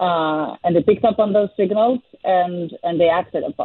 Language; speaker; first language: English; non-native, fluent; Serbian